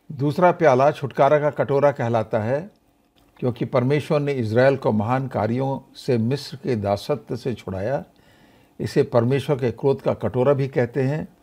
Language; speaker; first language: Hindi; native; Hindi